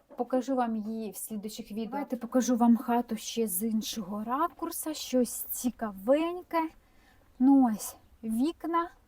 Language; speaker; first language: Ukrainian; non-native, local second language; Russian